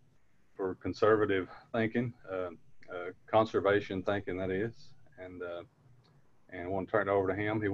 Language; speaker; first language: English; native; English